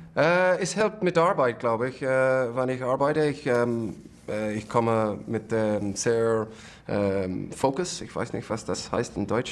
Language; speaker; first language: German; non-native, learner; English